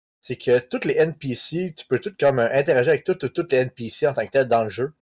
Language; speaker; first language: French; native; French